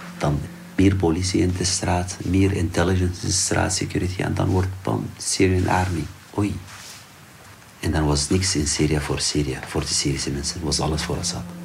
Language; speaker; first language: Dutch; non-native, learner; Arabic